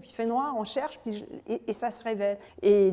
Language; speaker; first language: French; native; French